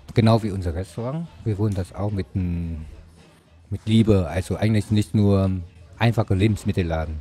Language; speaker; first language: German; non-native, learner; Vietnamese